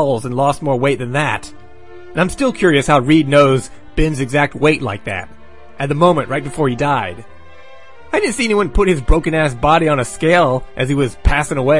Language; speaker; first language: English; native; English